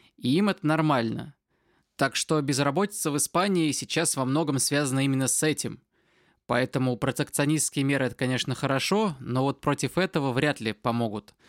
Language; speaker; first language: Russian; native; Russian